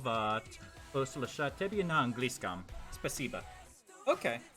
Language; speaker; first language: Russian; non-native, learner; English